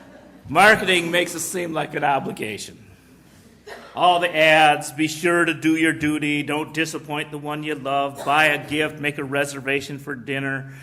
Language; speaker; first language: English; native; English